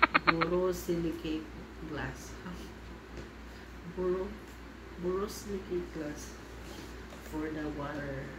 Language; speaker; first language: English; non-native, local second language; Filipino